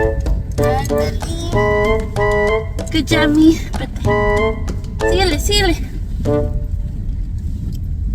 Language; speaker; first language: Spanish; early bilingual, heritage; Spanish